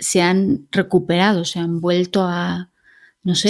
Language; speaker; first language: Spanish; native; Spanish